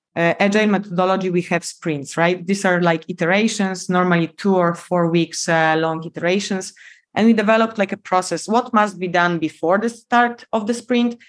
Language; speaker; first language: English; non-native, fluent; Polish